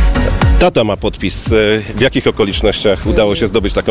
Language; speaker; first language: Polish; native; Polish